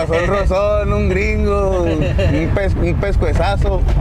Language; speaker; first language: Spanish; native; Spanish